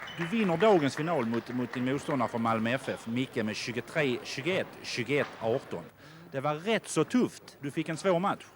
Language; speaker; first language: Swedish; native; Swedish